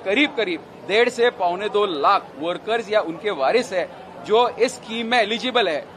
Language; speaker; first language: Hindi; non-native, local second language; Marathi